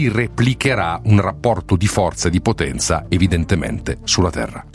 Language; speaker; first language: Italian; native; Italian